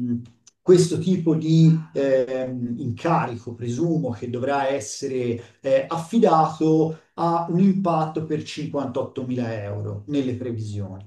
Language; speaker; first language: Italian; native; Italian